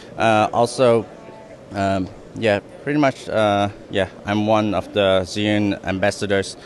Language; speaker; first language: English; non-native, fluent; Dutch